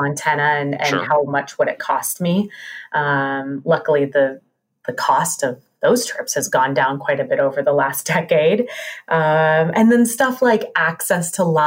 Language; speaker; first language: English; native; English